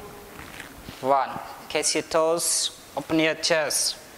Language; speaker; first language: English; non-native, local second language; Hindi